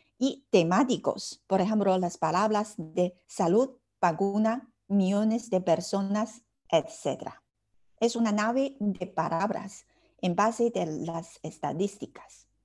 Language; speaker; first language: Spanish; non-native, fluent; Chinese